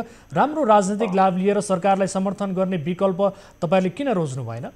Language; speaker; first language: Nepali; native; Nepali